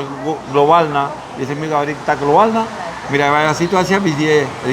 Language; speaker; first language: Russian; non-native, learner; Spanish